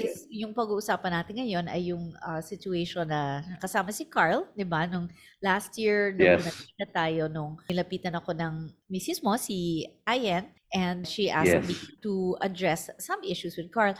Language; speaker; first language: English; non-native, local second language; Filipino